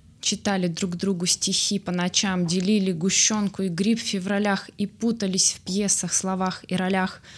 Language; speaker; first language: Russian; native; Russian